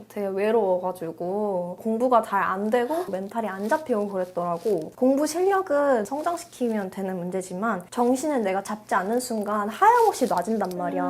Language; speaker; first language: Korean; early bilingual, heritage; Korean